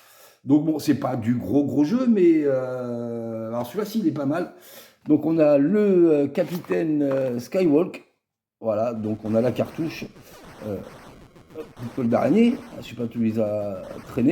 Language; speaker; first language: French; native; French